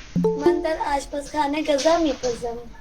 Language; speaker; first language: Persian; non-native, learner; Urdu